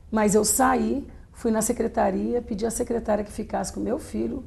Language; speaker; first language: Portuguese; native; Portuguese